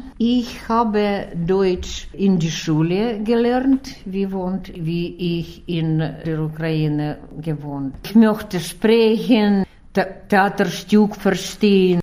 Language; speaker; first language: German; non-native, learner; Ukrainian